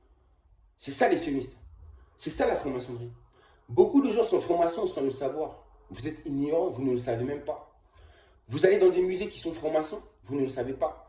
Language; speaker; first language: French; non-native, local second language; Kongo